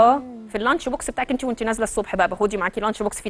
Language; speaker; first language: Arabic; native; Arabic